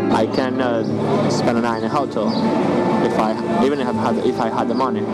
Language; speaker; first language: English; non-native, learner; Spanish